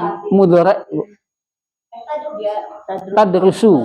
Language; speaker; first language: Arabic; non-native, fluent; Indonesian